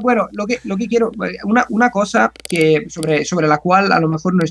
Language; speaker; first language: Spanish; non-native, fluent; Italian